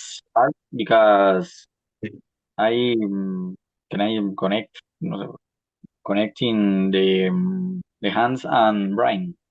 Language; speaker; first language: English; non-native, learner; Spanish